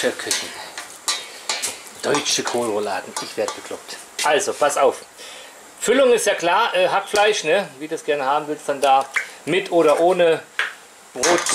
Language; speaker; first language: German; native; German